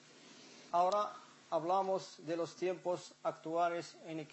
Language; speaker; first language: Spanish; non-native, fluent; Arabic